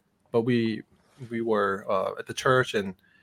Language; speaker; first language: English; non-native, fluent; Korean